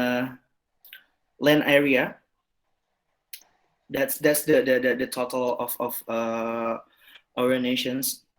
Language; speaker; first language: English; non-native, learner; Indonesian